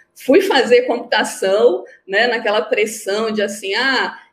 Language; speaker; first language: Portuguese; native; Portuguese